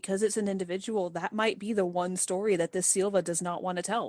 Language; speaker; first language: English; native; English